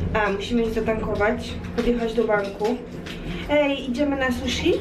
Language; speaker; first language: Polish; native; Polish